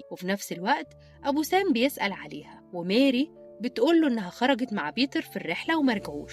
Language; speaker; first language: Arabic; native; Arabic